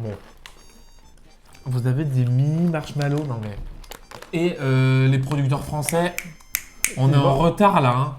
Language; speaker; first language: French; native; French